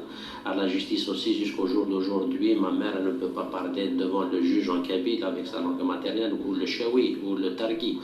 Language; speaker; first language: French; non-native, local second language; Kabyle